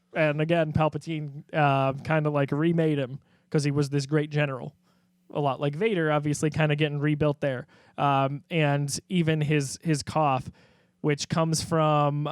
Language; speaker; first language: English; native; English